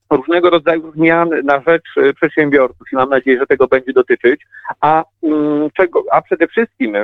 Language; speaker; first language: Polish; native; Polish